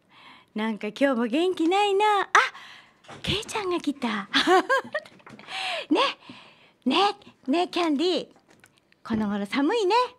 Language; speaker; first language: Japanese; native; Japanese